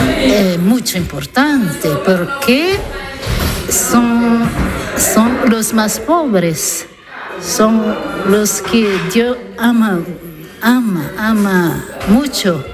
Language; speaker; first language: Spanish; non-native, learner; Italian